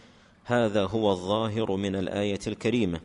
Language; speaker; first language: Arabic; native; Arabic